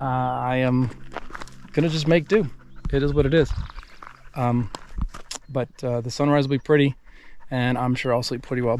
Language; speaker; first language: English; native; English